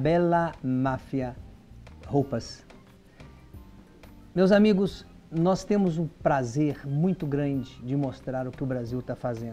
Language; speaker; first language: Portuguese; native; Portuguese